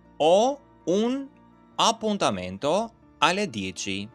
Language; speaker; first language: Italian; non-native, fluent; Albanian